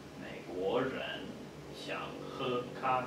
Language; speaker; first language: Chinese; non-native, learner; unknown